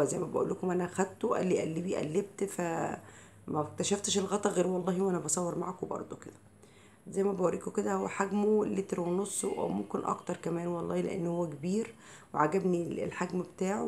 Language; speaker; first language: Arabic; native; Arabic